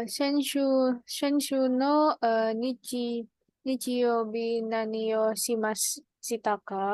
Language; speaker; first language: Japanese; non-native, learner; Indonesian